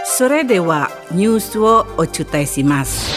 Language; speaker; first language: Japanese; non-native, fluent; Indonesian